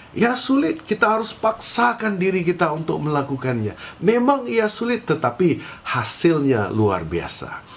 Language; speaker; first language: Malay; non-native, local second language; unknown